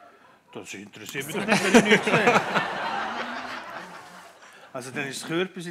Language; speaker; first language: German; native; German